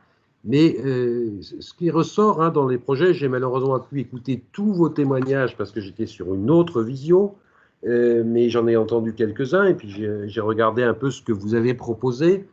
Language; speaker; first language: French; native; French